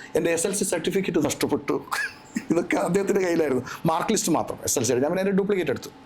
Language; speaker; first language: Malayalam; native; Malayalam